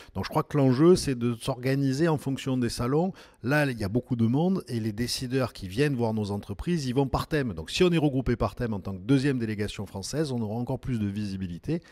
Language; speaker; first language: French; native; French